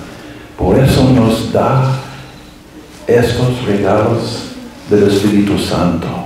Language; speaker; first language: Spanish; non-native, fluent; English